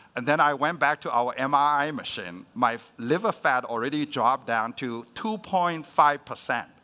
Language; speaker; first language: English; non-native, fluent; Chinese